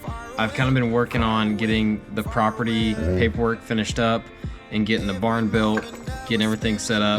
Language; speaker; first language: English; native; English